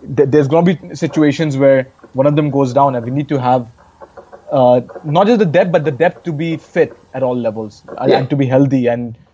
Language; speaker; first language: English; non-native, local second language; Hindi